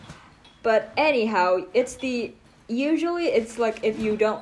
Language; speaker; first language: English; non-native, fluent; Vietnamese